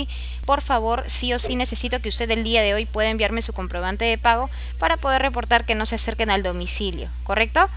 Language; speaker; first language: Spanish; native; Spanish